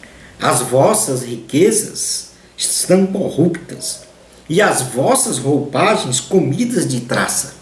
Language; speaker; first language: Portuguese; native; Portuguese